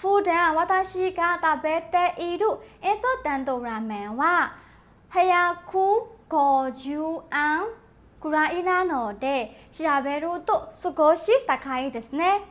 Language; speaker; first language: Japanese; non-native, learner; Burmese